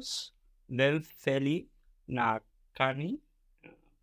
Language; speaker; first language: Greek; non-native, learner; English